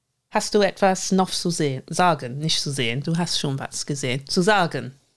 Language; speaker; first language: German; non-native, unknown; English